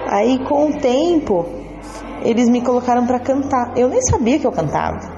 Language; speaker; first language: Portuguese; native; Portuguese